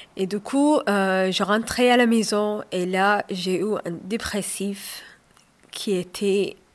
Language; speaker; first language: French; non-native, learner; Somali